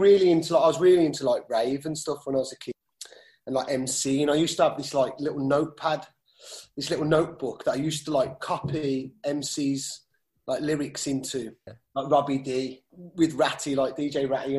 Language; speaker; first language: English; native; English